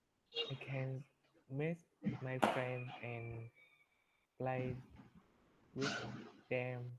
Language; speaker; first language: English; non-native, learner; Vietnamese